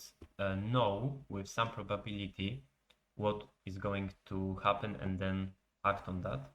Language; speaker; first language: English; non-native, fluent; Polish